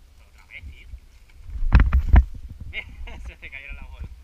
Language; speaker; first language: Spanish; native; Spanish